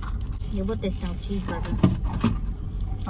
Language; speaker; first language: Portuguese; early bilingual, heritage; Portuguese